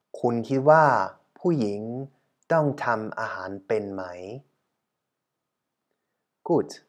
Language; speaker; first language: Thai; non-native, fluent; German